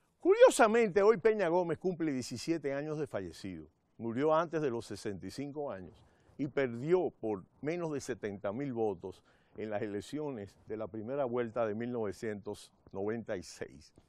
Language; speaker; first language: Spanish; native; Spanish